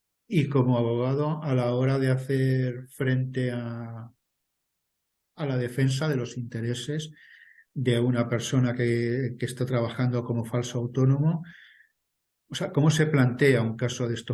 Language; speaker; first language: Spanish; native; Spanish